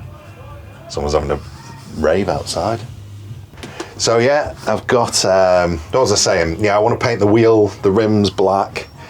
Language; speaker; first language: English; native; English